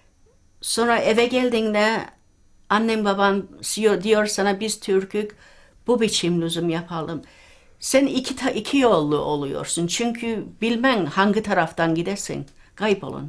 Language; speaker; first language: Turkish; early bilingual, heritage; Turkish